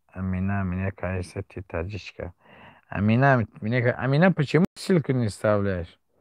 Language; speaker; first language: Russian; non-native, learner; Tajik